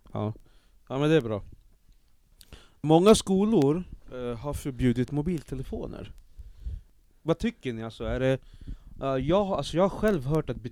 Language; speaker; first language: Swedish; native; Swedish